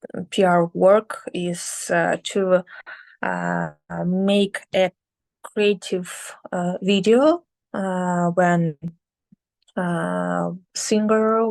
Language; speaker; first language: English; non-native, learner; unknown